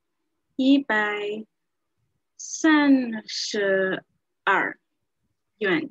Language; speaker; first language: Chinese; non-native, learner; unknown